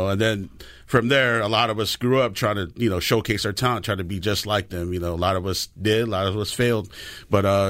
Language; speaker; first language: English; native; English